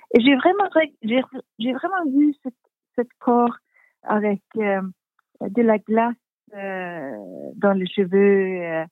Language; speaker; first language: French; non-native, fluent; Swedish